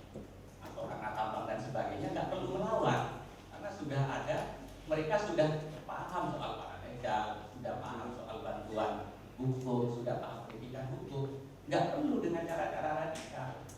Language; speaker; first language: Indonesian; native; Indonesian